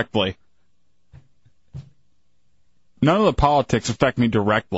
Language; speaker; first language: English; native; English